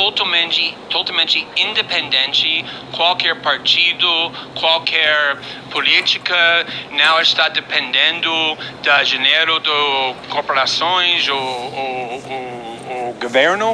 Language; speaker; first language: Portuguese; non-native, fluent; English